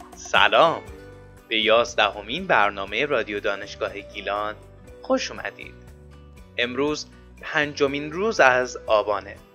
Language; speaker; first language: Persian; native; Persian